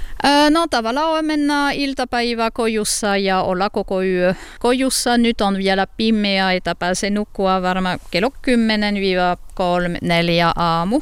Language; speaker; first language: Finnish; non-native, learner; French